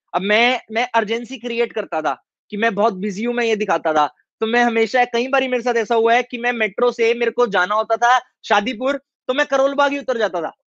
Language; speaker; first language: Hindi; native; Hindi